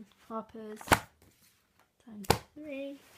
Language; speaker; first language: English; native; English